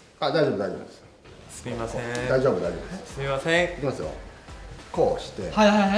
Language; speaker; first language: Japanese; non-native, learner; Korean